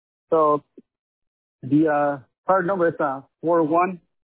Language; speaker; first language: English; early bilingual, other home language; Spanish